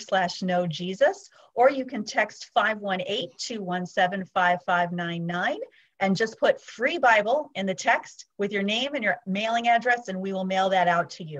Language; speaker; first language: English; native; English